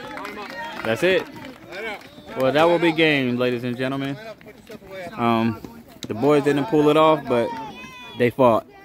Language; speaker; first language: English; native; English